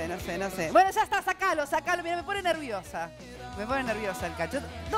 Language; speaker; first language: Spanish; native; Spanish